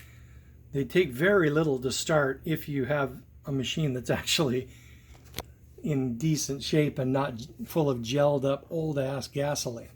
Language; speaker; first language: English; native; English